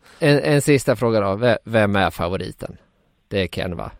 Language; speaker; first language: Swedish; native; Swedish